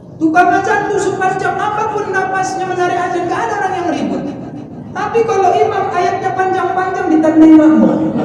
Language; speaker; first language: Indonesian; non-native, local second language; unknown